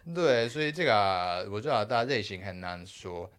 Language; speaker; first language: Chinese; non-native, fluent; Spanish